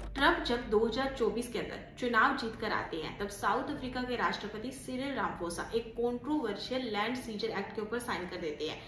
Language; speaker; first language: Hindi; native; Hindi